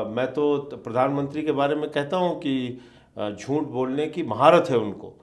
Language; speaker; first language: Hindi; native; Hindi